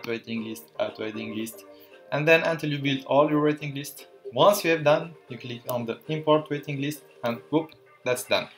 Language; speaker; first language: English; non-native, fluent; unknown